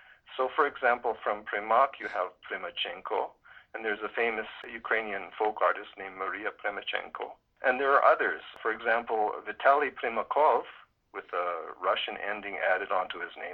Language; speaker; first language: English; native; English